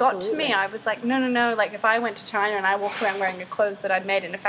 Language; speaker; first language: English; native; English